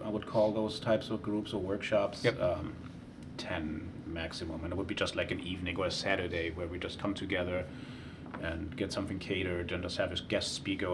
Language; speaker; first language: English; non-native, fluent; German